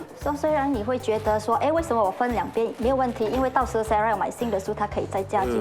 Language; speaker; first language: Chinese; native; Chinese